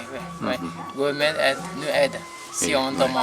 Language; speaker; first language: French; non-native, learner; Nepali